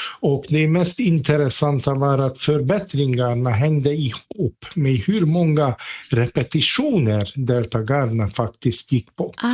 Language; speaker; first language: Swedish; non-native, fluent; Hungarian